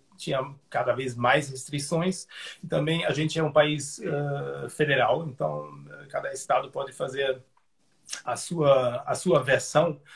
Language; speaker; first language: Portuguese; non-native, fluent; German